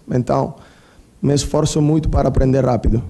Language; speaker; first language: Portuguese; non-native, learner; Italian